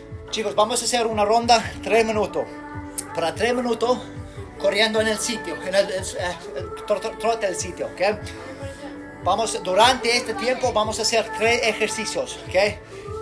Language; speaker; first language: Spanish; non-native, learner; English